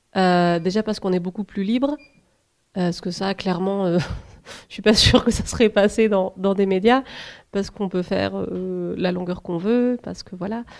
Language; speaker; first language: French; native; French